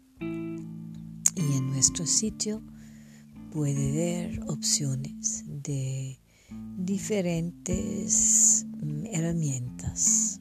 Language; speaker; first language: Spanish; non-native, fluent; French